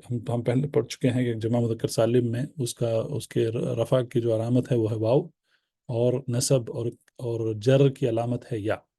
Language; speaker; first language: Urdu; native; Urdu